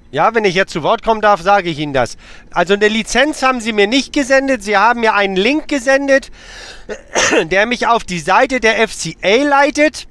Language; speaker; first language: German; native; German